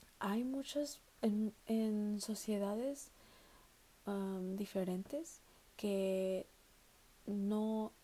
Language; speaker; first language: Spanish; early bilingual, heritage; Spanish